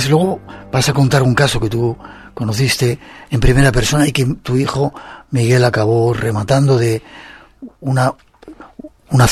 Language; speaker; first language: Spanish; native; Spanish